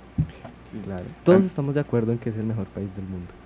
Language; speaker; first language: Spanish; native; Spanish